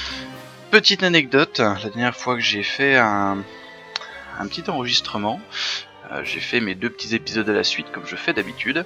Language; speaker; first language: French; native; French